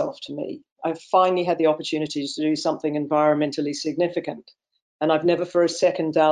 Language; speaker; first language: English; native; English